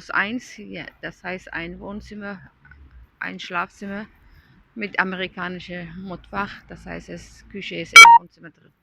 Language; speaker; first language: German; non-native, fluent; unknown